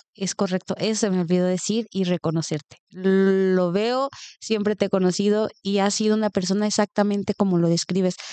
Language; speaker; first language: Spanish; native; Spanish